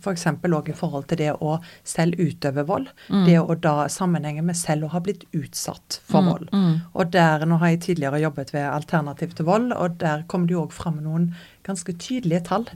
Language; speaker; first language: Norwegian; native; Norwegian